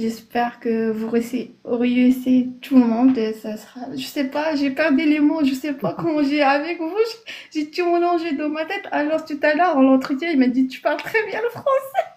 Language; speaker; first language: French; non-native, learner; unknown